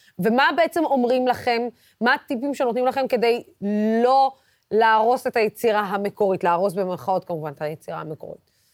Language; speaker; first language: Hebrew; non-native, local second language; Arabic